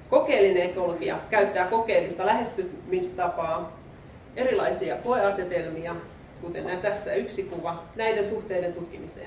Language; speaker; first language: Finnish; native; Finnish